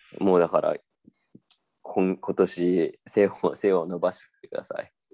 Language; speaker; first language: Japanese; native; Japanese